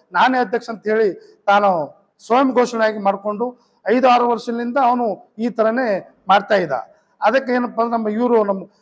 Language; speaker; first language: Kannada; non-native, local second language; Lambadi